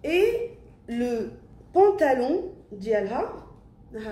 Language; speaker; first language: French; non-native, local second language; Arabic